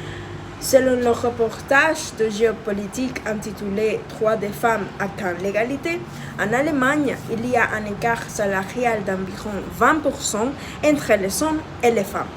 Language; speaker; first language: French; non-native, fluent; Spanish